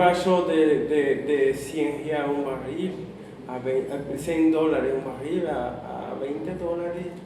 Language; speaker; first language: Portuguese; non-native, fluent; Spanish